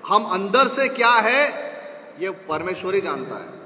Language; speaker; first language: Hindi; non-native, local second language; Marathi